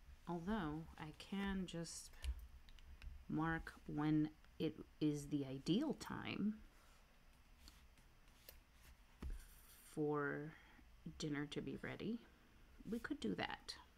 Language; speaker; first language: English; native; English